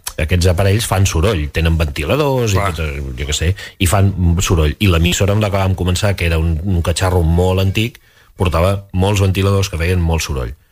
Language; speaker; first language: Catalan; native; Catalan